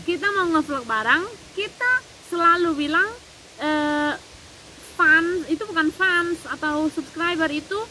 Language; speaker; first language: Indonesian; non-native, fluent; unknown